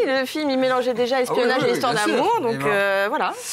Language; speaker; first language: French; native; French